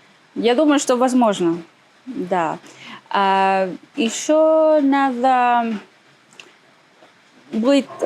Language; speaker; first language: Russian; non-native, learner; Spanish